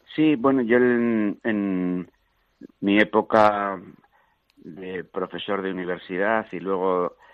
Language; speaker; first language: Spanish; native; Spanish